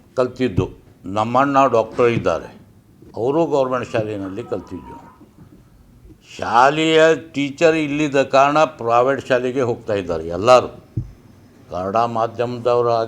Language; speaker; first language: Kannada; non-native, local second language; Urdu